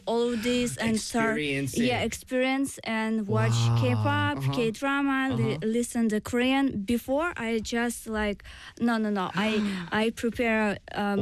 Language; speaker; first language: English; non-native, learner; Russian